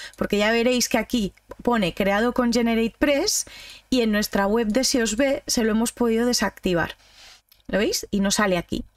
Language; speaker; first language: Spanish; native; Spanish